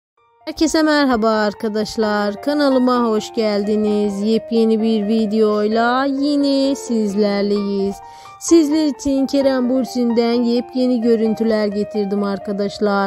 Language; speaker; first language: Turkish; native; Turkish